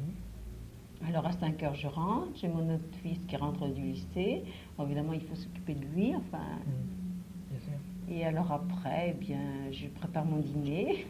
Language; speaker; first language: French; native; French